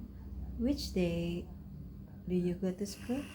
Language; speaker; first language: English; non-native, learner; Indonesian